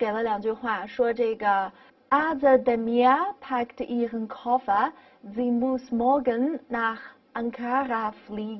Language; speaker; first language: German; non-native, fluent; Chinese